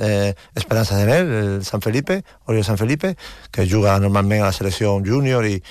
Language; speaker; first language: Catalan; non-native, local second language; Spanish